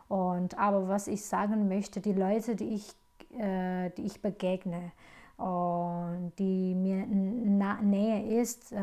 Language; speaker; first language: German; non-native, fluent; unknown